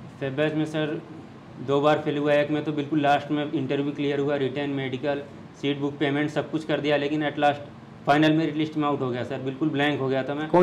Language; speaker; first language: Hindi; native; Hindi